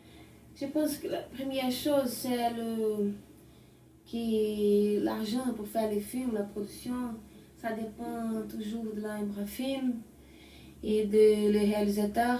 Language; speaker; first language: French; non-native, learner; Portuguese